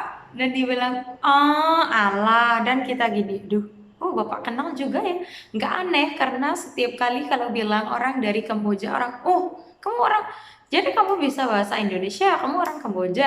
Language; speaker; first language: Indonesian; non-native, fluent; Khmer